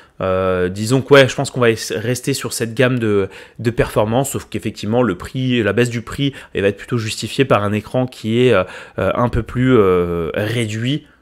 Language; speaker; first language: French; native; French